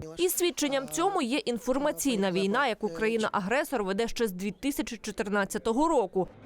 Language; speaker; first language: Ukrainian; native; Ukrainian